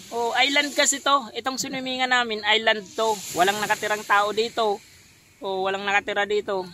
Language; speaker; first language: Filipino; non-native, local second language; Bikol